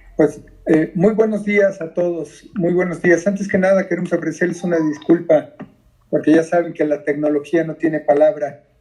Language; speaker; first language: Spanish; native; Spanish